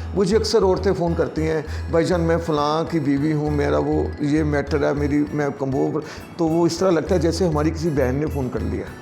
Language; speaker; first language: Hindi; non-native, local second language; Punjabi